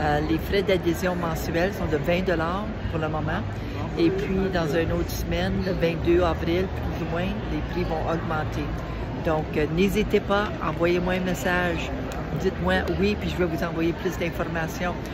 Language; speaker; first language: French; native; French